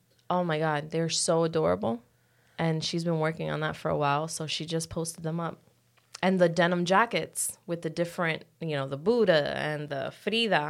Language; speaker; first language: English; early bilingual, other home language; Spanish